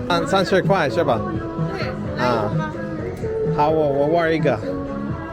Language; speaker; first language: Chinese; non-native, learner; English